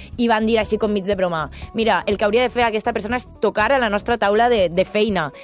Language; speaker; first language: Catalan; native; Catalan